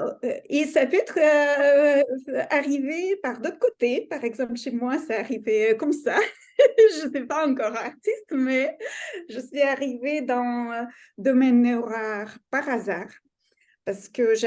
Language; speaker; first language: French; non-native, fluent; Russian